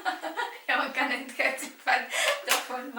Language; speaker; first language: German; non-native, fluent; Romanian